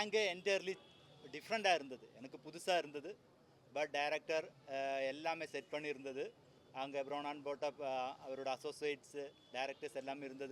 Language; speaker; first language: Tamil; non-native, learner; Malayalam